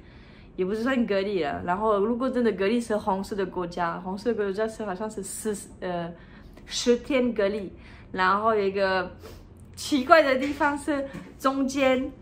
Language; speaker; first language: Chinese; non-native, fluent; French